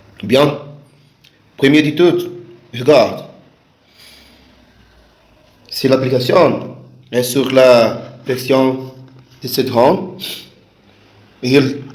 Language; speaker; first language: French; non-native, learner; Portuguese